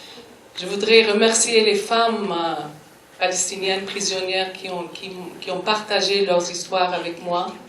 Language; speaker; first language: French; non-native, fluent; Arabic